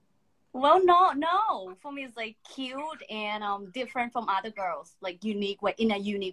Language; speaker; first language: English; non-native, fluent; Thai